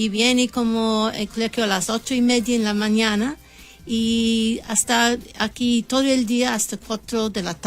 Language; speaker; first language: Spanish; non-native, learner; English